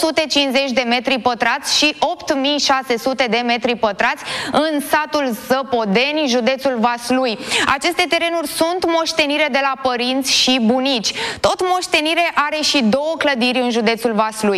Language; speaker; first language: Romanian; native; Romanian